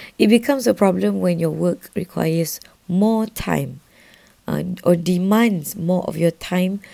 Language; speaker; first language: English; non-native, local second language; Malay